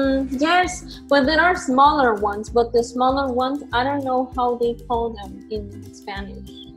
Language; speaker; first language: English; non-native, fluent; Spanish